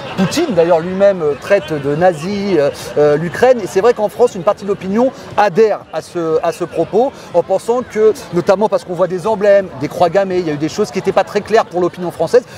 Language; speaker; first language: French; native; French